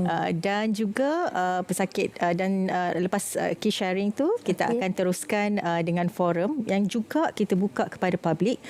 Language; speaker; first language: Malay; native; Malay